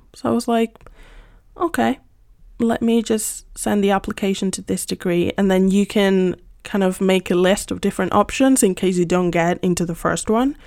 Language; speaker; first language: English; non-native, fluent; Spanish